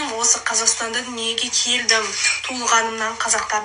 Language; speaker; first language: Kazakh; non-native, local second language; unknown